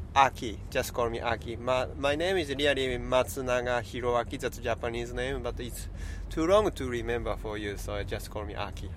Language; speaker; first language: English; non-native, learner; Japanese